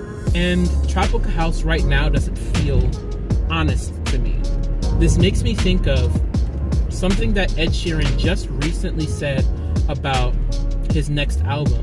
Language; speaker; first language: English; native; English